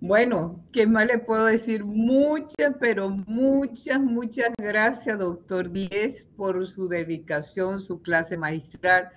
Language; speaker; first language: Spanish; native; Spanish